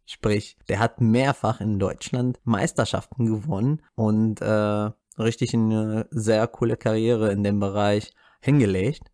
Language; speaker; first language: German; non-native, fluent; Arabic